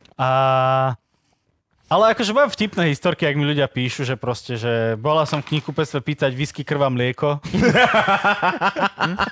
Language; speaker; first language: Slovak; native; Slovak